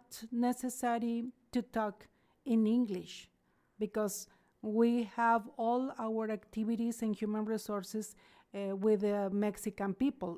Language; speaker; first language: English; non-native, learner; Spanish